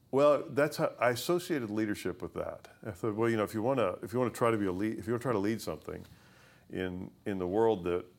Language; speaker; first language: English; native; English